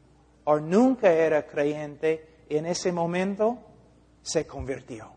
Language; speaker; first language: Spanish; non-native, fluent; English